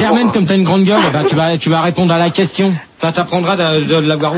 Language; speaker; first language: French; native; French